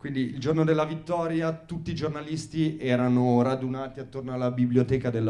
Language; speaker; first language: Italian; native; Italian